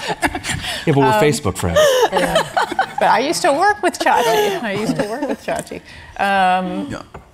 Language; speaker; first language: English; native; English